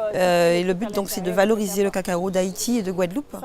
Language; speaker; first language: French; native; French